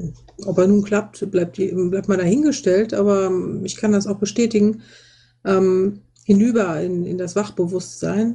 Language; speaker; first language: German; native; German